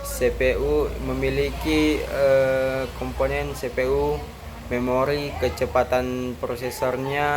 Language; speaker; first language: Indonesian; native; Indonesian